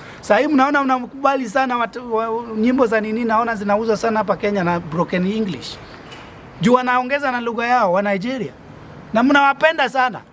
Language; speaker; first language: Swahili; non-native, local second language; Luo (Kenya and Tanzania)